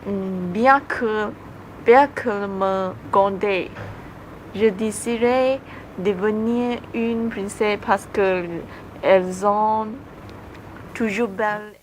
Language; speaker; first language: French; non-native, learner; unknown